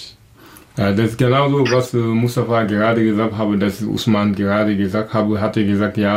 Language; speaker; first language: German; non-native, learner; Wolof